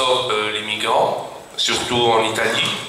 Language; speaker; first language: French; non-native, local second language; Arabic